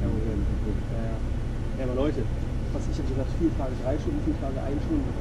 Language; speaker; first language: German; native; German